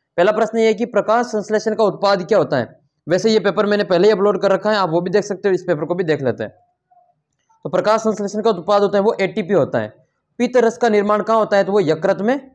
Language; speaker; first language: Hindi; native; Hindi